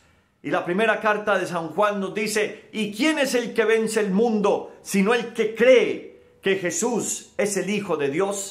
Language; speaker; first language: Spanish; native; Spanish